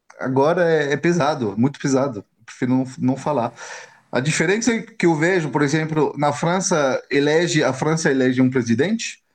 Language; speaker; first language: Portuguese; non-native, fluent; French